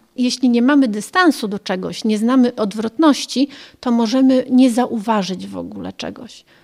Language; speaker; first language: Polish; early bilingual, other home language; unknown